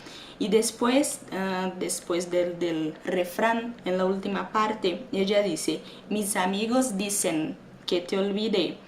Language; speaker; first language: Spanish; non-native, fluent; Portuguese